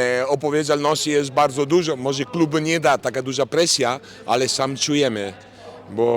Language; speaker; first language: Polish; non-native, fluent; Italian